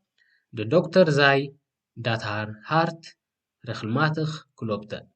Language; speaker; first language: Dutch; non-native, fluent; Tigrinya